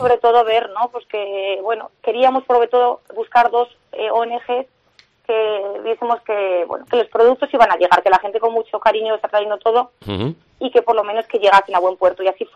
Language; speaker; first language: Spanish; native; Spanish